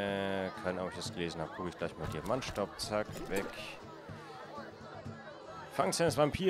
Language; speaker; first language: German; native; German